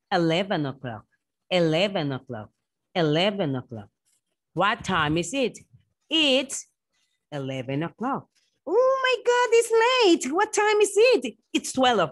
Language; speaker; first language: English; non-native, fluent; Spanish